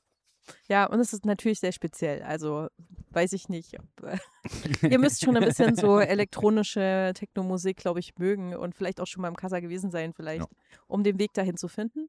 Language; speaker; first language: German; native; German